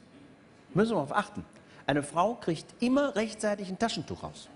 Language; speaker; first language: German; native; German